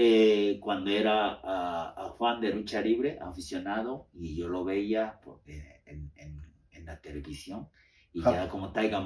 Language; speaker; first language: Spanish; non-native, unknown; Japanese